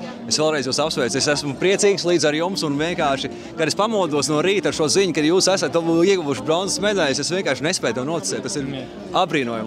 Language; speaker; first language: Latvian; native; Latvian